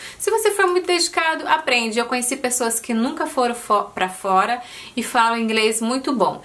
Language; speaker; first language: Portuguese; native; Portuguese